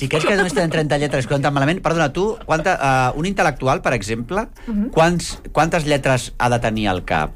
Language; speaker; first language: Catalan; native; Catalan